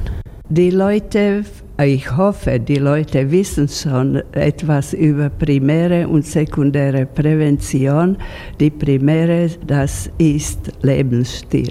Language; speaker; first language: German; non-native, fluent; Slovak